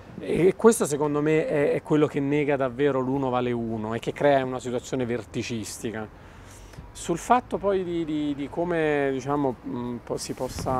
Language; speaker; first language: Italian; native; Italian